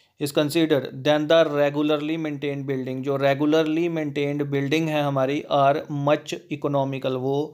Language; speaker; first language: Hindi; native; Hindi